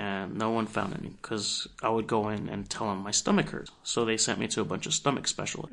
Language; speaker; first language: English; early bilingual, other home language; Spanish